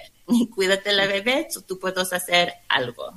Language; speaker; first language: Spanish; non-native, learner; English